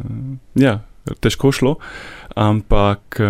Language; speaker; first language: Slovenian; non-native, learner; German